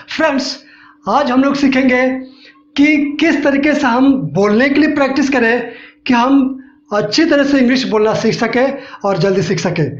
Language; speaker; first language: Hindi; native; Hindi